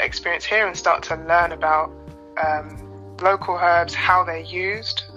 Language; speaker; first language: English; native; English